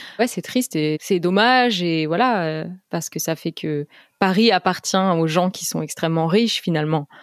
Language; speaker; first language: French; native; French